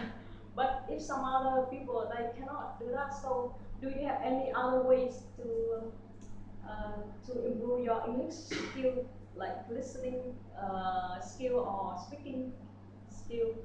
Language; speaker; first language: English; non-native, learner; Vietnamese